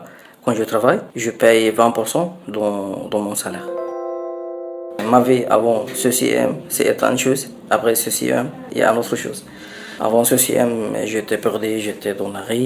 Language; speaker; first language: French; non-native, learner; Arabic